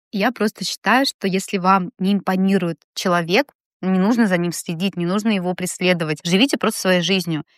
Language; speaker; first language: Russian; native; Russian